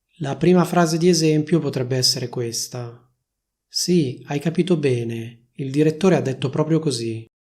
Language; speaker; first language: Italian; native; Italian